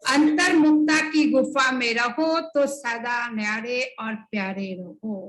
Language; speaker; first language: Hindi; non-native, local second language; Bangla